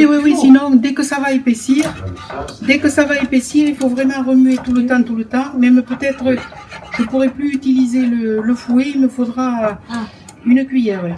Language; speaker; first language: French; native; French